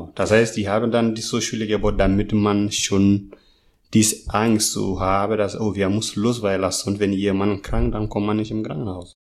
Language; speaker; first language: German; non-native, fluent; Masai